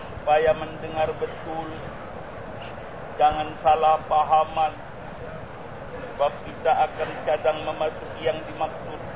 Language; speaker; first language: Indonesian; non-native, local second language; Banjar